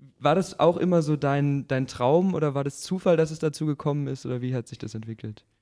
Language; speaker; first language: German; native; German